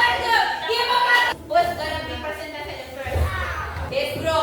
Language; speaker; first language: English; non-native, learner; Indonesian